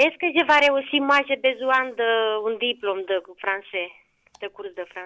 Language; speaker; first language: French; non-native, learner; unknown